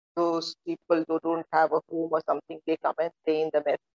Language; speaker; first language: English; non-native, local second language; Malayalam